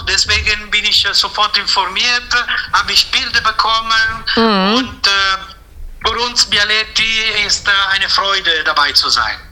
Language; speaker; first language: German; non-native, fluent; Italian